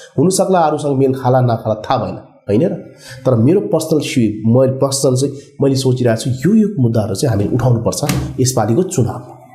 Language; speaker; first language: Nepali; non-native, local second language; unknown